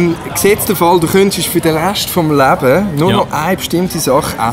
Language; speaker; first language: German; native; German